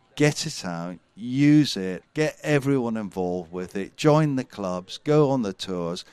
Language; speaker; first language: English; native; English